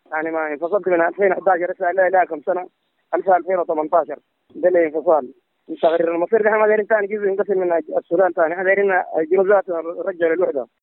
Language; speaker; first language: Arabic; native; Arabic